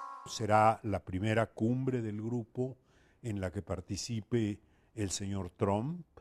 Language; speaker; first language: Spanish; native; Spanish